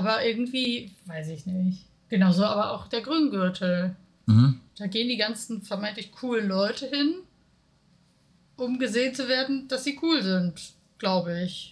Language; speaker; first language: German; native; German